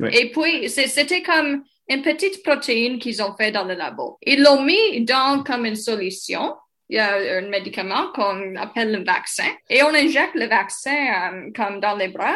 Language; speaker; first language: French; non-native, local second language; English